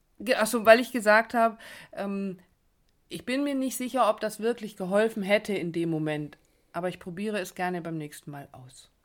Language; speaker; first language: German; native; German